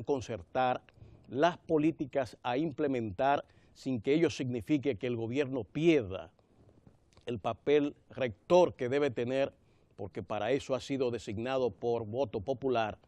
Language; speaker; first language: Spanish; native; Spanish